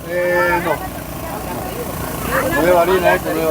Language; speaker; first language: Spanish; native; Spanish